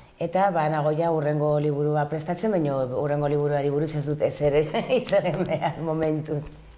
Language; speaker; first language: Basque; non-native, local second language; Spanish